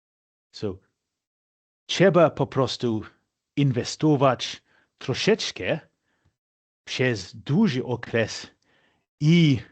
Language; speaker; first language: Polish; non-native, fluent; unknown